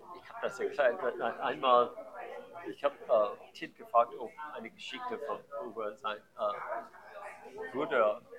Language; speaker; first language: German; non-native, learner; English